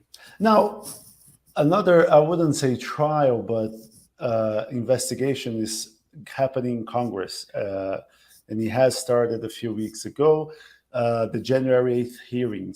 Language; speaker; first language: English; non-native, fluent; Portuguese